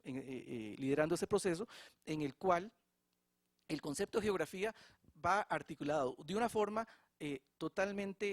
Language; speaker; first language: Spanish; native; Spanish